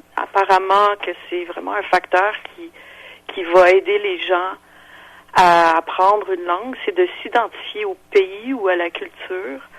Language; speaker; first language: French; non-native, local second language; English